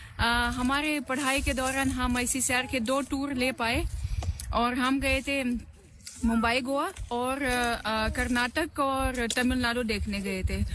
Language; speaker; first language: Hindi; non-native, fluent; Russian